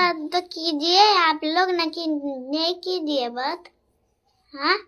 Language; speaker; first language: Hindi; non-native, local second language; Bangla